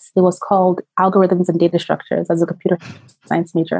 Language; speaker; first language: English; non-native, local second language; Yoruba